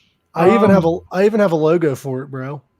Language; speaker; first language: English; native; English